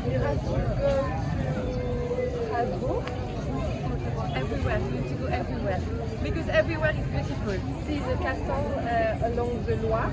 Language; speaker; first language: English; non-native, fluent; French